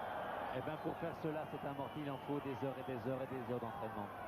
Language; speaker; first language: French; native; French